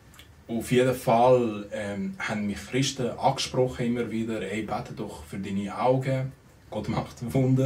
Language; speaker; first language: German; early bilingual, other home language; Spanish